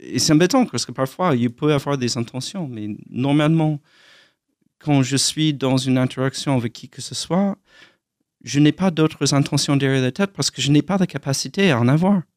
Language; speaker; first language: French; non-native, fluent; English